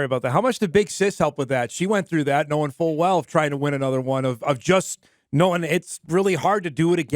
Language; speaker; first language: English; native; English